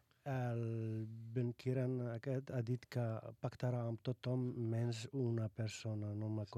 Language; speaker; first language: Catalan; non-native, fluent; Arabic